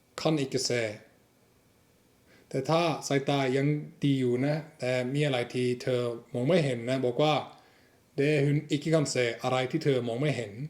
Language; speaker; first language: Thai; non-native, fluent; Norwegian